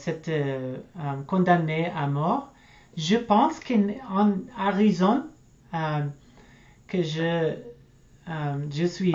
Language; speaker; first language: French; non-native, learner; English